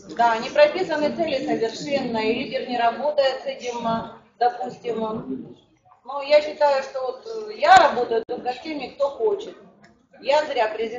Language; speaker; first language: Russian; native; Russian